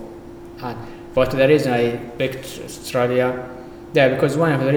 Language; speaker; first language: English; non-native, fluent; Arabic